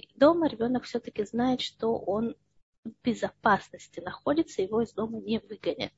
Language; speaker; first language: Russian; early bilingual, heritage; Russian